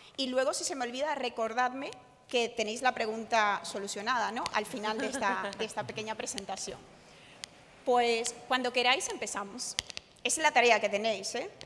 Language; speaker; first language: Spanish; native; Spanish